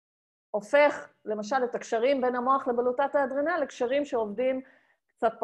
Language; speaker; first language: Hebrew; native; Hebrew